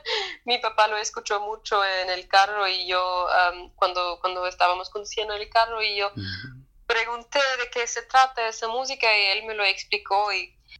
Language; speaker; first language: Spanish; non-native, fluent; German